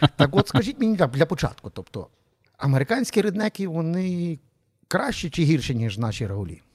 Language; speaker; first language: Ukrainian; native; Ukrainian